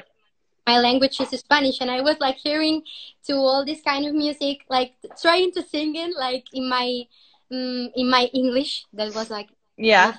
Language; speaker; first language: English; non-native, learner; Spanish